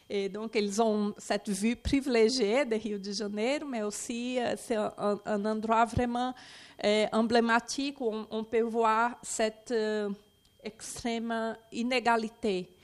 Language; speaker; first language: French; non-native, fluent; Portuguese